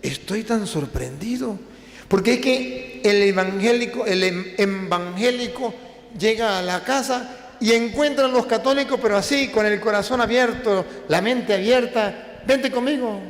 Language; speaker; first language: Spanish; native; Spanish